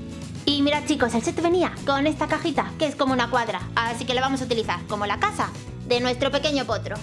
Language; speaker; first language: Spanish; native; Spanish